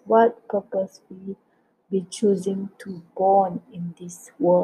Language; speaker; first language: English; non-native, local second language; Malay